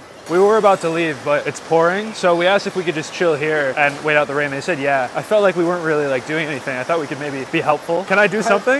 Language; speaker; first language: English; native; English